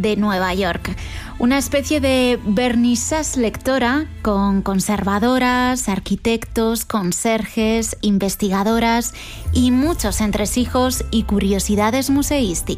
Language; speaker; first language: Spanish; native; Spanish